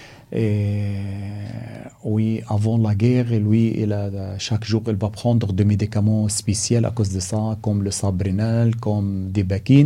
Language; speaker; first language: French; non-native, fluent; Arabic